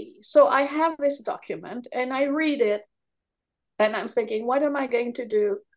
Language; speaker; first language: English; non-native, fluent; French